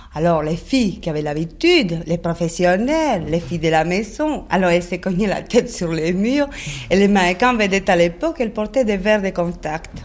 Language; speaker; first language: French; non-native, fluent; Spanish